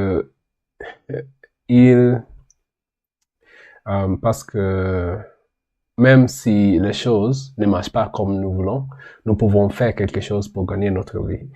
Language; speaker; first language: French; non-native, learner; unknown